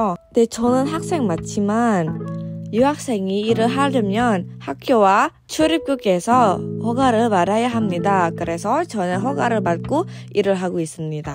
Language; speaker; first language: Korean; non-native, fluent; Indonesian